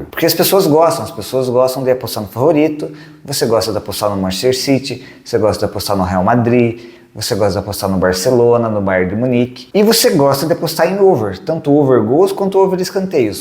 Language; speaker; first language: Portuguese; native; Portuguese